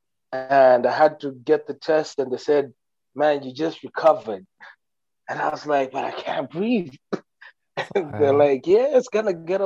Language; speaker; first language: English; non-native, local second language; Nyanja